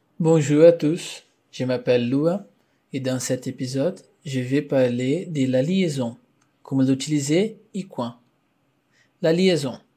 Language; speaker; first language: French; non-native, fluent; Portuguese